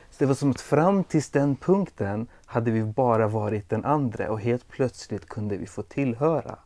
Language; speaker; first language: Swedish; early bilingual, other home language; Persian